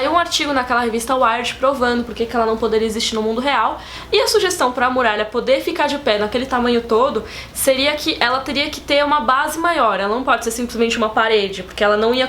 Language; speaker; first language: Portuguese; native; Portuguese